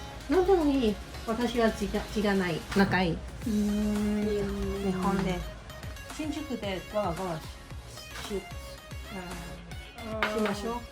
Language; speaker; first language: Japanese; non-native, learner; English